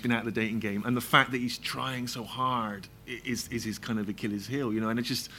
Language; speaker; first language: English; native; English